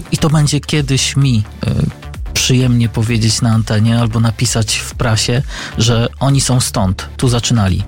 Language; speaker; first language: Polish; native; Polish